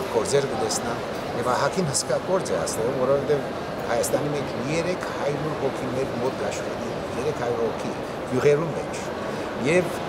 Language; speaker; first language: Armenian; early bilingual, heritage; Armenian